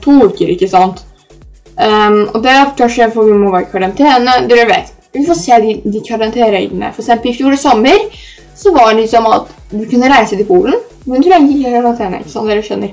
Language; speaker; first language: Norwegian; early bilingual, other home language; Polish